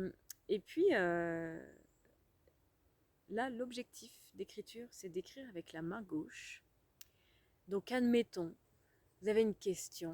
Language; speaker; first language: French; native; French